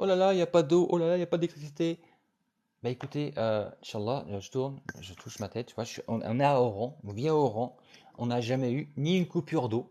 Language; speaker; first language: French; native; French